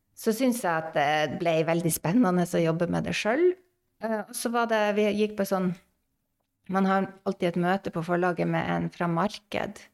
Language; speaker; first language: Norwegian; native; Norwegian